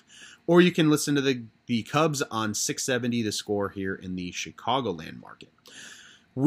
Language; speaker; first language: English; native; English